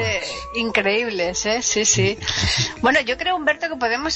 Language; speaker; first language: Spanish; native; Spanish